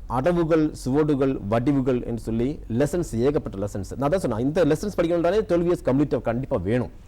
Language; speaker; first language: Tamil; non-native, local second language; Malayalam